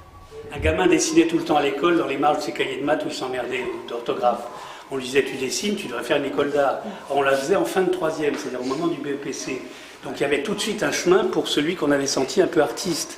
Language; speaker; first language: French; native; French